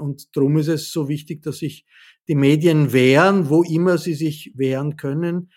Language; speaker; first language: German; native; German